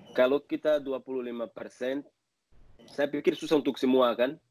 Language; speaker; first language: Malay; non-native, fluent; Portuguese